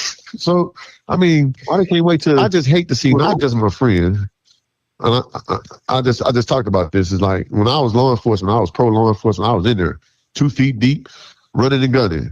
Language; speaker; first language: English; native; English